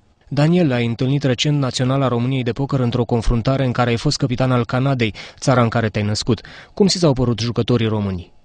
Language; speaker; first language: Romanian; native; Romanian